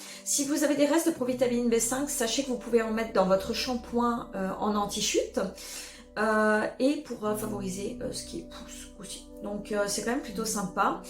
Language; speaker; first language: French; native; French